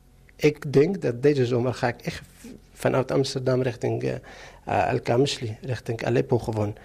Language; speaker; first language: Dutch; non-native, fluent; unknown